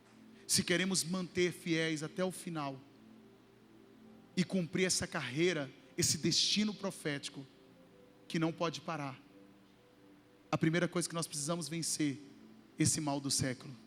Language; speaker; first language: Portuguese; native; Portuguese